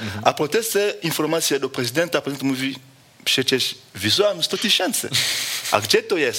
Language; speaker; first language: Polish; non-native, fluent; Lingala